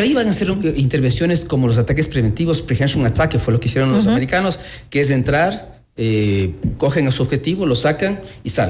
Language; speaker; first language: Spanish; native; Spanish